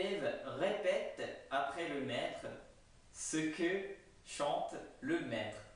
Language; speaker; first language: French; non-native, fluent; Japanese